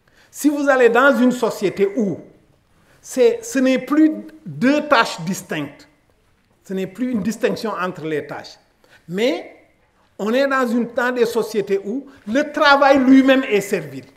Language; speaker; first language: French; non-native, local second language; Wolof